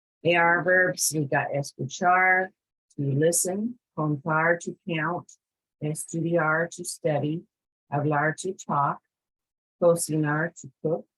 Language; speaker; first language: Spanish; non-native, fluent; English